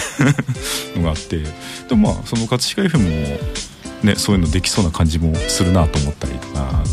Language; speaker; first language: Japanese; native; Japanese